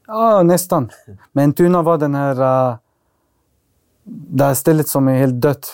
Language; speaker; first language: Swedish; early bilingual, other home language; Arabic